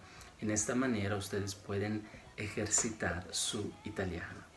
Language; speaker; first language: Spanish; non-native, fluent; Italian